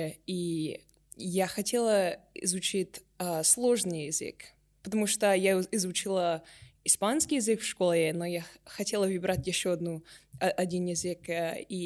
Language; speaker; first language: Russian; non-native, learner; English